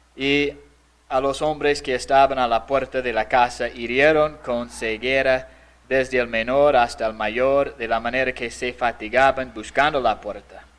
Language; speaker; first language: Spanish; non-native, fluent; English